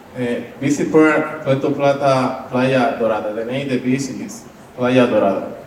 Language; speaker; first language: English; non-native, learner; Spanish